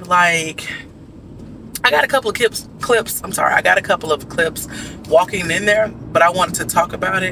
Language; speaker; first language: English; native; English